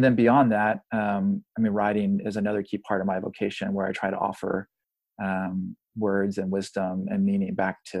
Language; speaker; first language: English; native; English